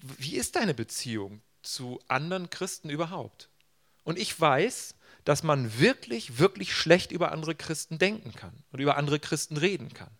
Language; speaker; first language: German; native; German